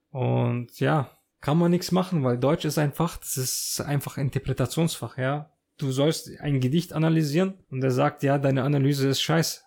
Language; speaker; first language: German; early bilingual, other home language; Turkish